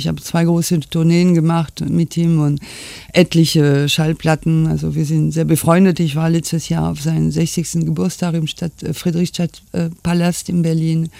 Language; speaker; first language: German; non-native, fluent; French